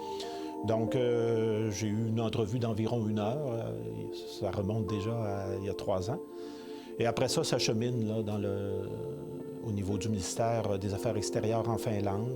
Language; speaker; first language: French; native; French